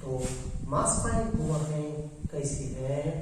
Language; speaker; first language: Hindi; non-native, local second language; Kannada